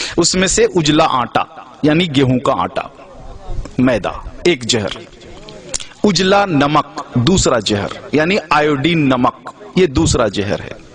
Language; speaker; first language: Hindi; native; Hindi